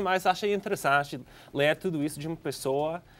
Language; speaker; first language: Portuguese; non-native, fluent; English